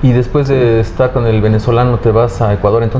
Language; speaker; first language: Spanish; native; Spanish